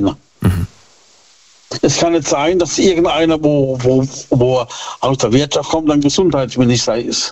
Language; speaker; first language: German; native; German